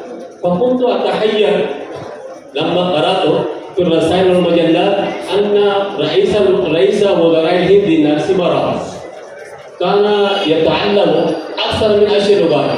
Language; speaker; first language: Arabic; non-native, fluent; Urdu